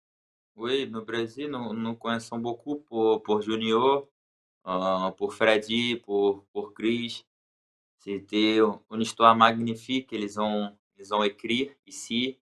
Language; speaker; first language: French; non-native, learner; Portuguese